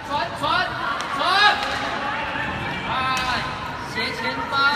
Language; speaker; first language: Chinese; native; Chinese